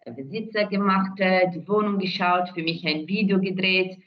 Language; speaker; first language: German; non-native, fluent; Italian